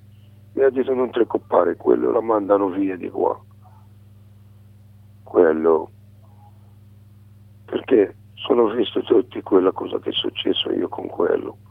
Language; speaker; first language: Italian; non-native, learner; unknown